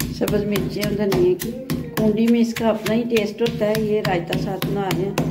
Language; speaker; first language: Urdu; native; Urdu